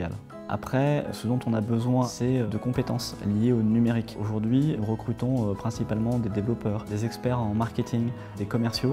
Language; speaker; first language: French; native; French